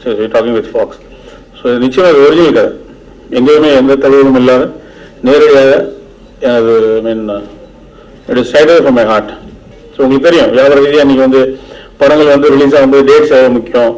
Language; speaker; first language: Tamil; native; Tamil